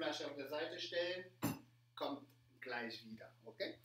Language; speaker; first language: German; non-native, fluent; French